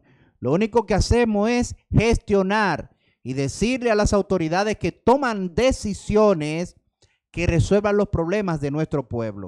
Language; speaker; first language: Spanish; native; Spanish